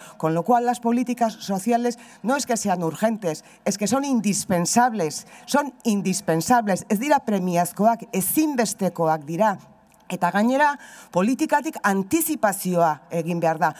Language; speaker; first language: Basque; native; Basque